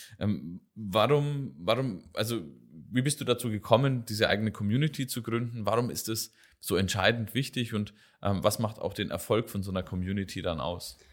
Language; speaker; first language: German; native; German